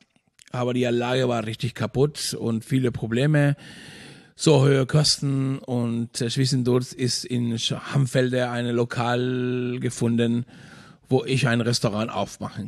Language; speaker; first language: German; non-native, fluent; Spanish